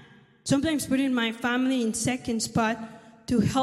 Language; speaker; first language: English; non-native, fluent; Spanish